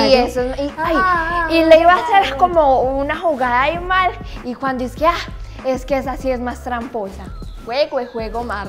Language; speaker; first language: Spanish; native; Spanish